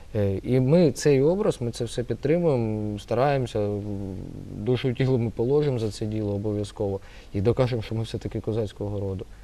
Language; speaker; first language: Ukrainian; non-native, local second language; Russian